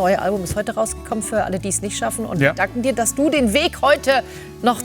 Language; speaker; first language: German; native; German